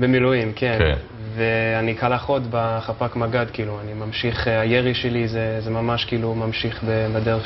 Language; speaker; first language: Hebrew; non-native, fluent; English